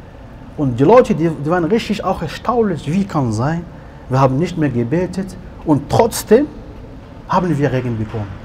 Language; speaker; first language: German; non-native, learner; Arabic